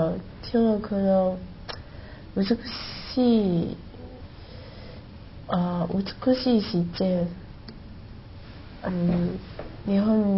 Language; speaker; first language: Japanese; non-native, learner; Chinese